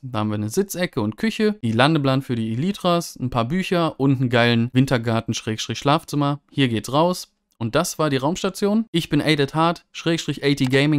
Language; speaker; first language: German; native; German